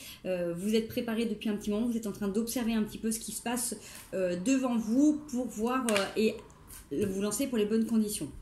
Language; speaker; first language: French; native; French